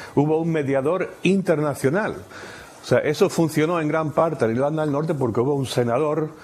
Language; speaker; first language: Spanish; native; Spanish